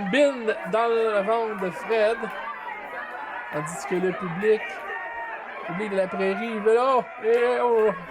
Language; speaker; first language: French; native; French